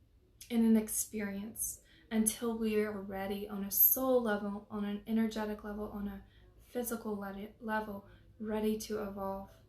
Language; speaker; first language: English; native; English